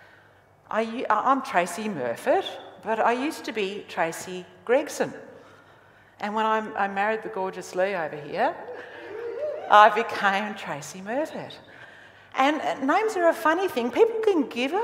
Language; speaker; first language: English; native; English